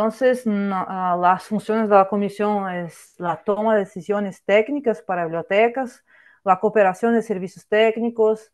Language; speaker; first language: Spanish; non-native, fluent; Portuguese